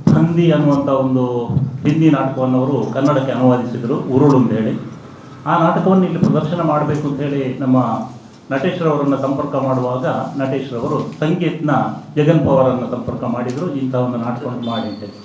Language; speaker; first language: Kannada; native; Kannada